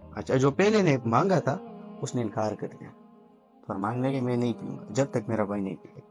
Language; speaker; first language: Urdu; non-native, local second language; Pashto